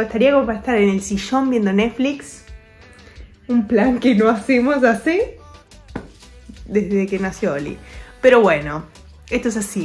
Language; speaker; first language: Spanish; native; Spanish